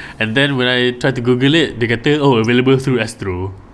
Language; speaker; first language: English; non-native, local second language; Malay